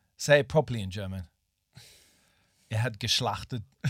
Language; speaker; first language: German; non-native, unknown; English